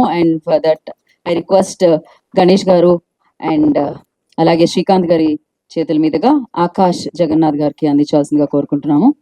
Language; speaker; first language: Telugu; native; Telugu